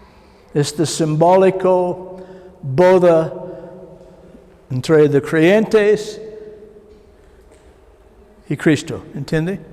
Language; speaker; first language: Spanish; non-native, learner; English